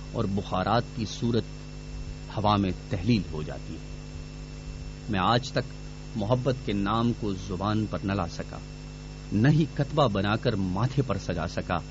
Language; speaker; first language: Urdu; non-native, local second language; Pashto